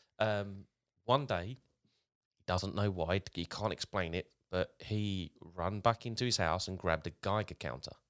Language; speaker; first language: English; native; English